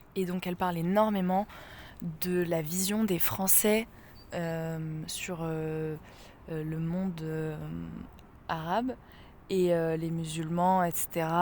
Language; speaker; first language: French; native; French